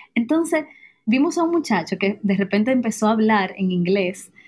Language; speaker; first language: Spanish; native; Spanish